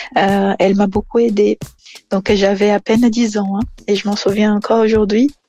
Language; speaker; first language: French; non-native, fluent; Portuguese